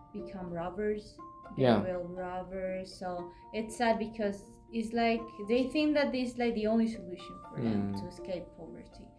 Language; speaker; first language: English; non-native, fluent; Spanish